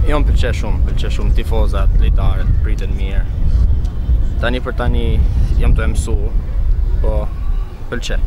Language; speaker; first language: Albanian; early bilingual, heritage; Albanian